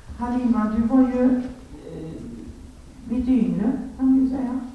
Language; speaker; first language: Swedish; native; Swedish